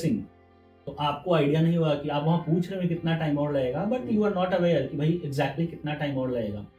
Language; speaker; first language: Hindi; native; Hindi